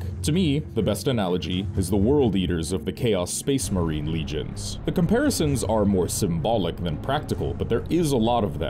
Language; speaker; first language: English; native; English